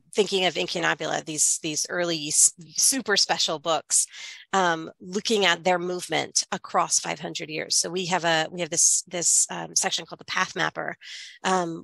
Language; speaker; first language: English; native; English